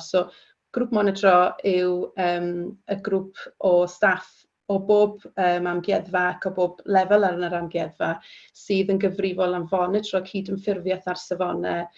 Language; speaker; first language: Welsh; native; Welsh